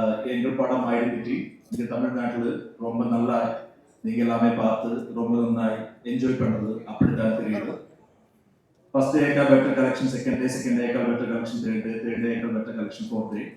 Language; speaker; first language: Tamil; non-native, learner; Malayalam